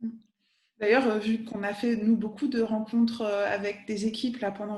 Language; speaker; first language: French; native; French